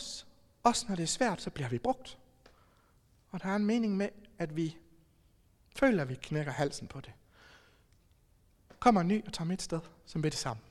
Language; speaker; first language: Danish; native; Danish